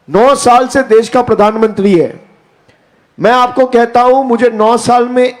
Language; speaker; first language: Hindi; non-native, local second language; Bangla